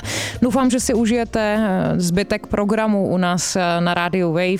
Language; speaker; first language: Czech; native; Czech